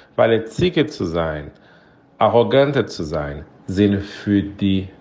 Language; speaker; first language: German; non-native, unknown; Portuguese